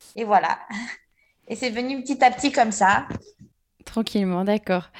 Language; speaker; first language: French; native; French